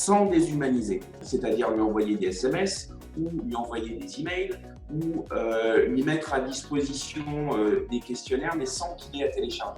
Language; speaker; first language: French; native; French